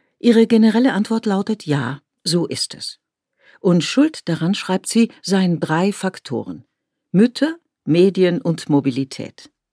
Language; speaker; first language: German; native; German